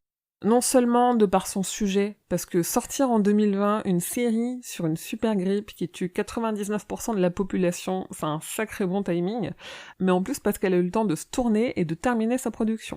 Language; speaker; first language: French; native; French